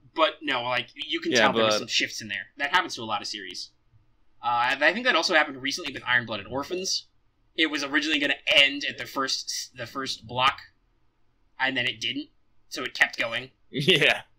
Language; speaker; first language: English; native; English